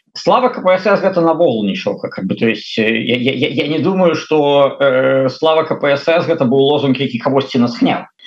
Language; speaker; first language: Belarusian; non-native, local second language; Russian